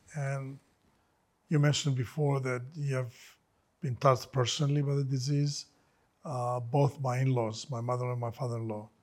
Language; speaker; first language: English; non-native, fluent; Greek